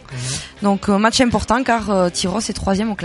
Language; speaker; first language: French; native; French